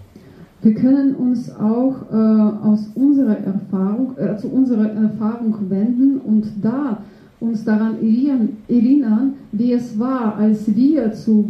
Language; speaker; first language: German; non-native, fluent; Russian